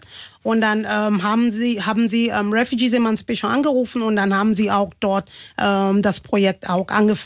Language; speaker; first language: German; non-native, fluent; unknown